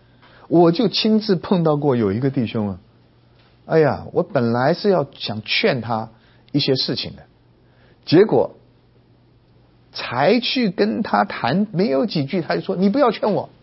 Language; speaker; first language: Chinese; native; Chinese